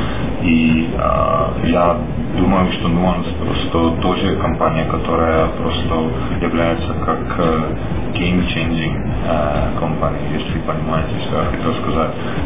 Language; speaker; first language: Russian; non-native, fluent; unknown